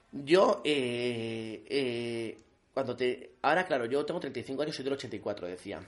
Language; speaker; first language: Spanish; native; Spanish